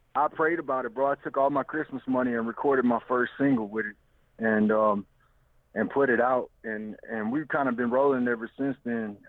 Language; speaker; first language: English; native; English